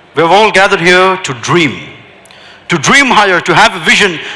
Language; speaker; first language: English; non-native, local second language; Malayalam